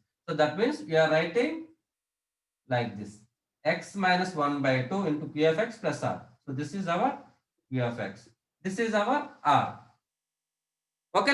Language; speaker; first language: English; non-native, local second language; Telugu